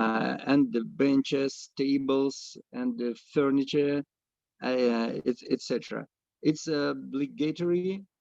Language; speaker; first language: English; non-native, fluent; Russian